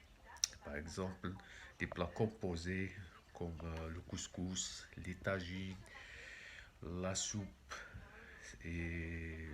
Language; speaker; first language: French; non-native, local second language; Arabic